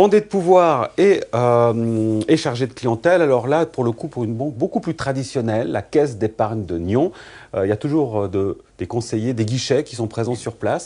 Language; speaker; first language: French; native; French